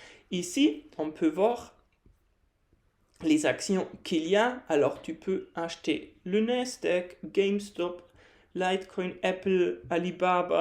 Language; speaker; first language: French; non-native, fluent; German